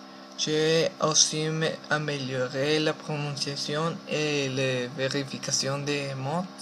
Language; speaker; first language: French; non-native, learner; Spanish